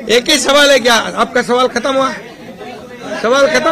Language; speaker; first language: Hindi; non-native, local second language; Marathi